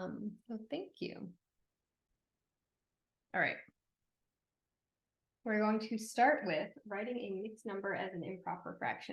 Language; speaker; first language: English; native; English